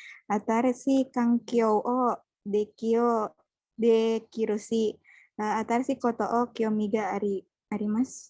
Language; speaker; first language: Japanese; non-native, learner; Indonesian